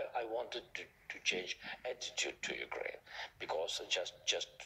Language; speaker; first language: English; non-native, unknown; Ukrainian